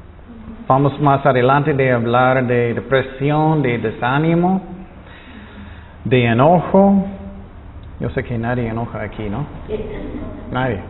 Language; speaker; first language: Spanish; non-native, fluent; English